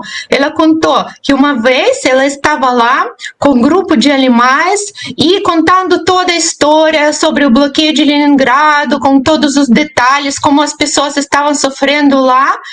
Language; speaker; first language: Portuguese; non-native, fluent; Russian